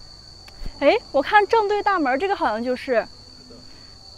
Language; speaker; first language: Chinese; native; Chinese